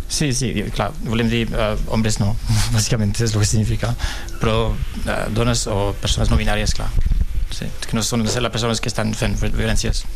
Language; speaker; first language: Catalan; non-native, local second language; Spanish